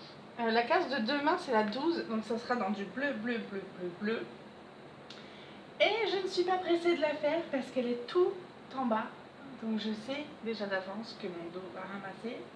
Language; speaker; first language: French; native; French